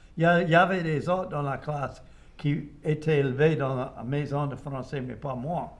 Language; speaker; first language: French; non-native, local second language; English